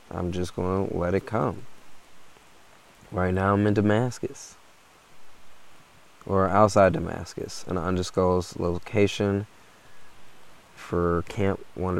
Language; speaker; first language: English; native; English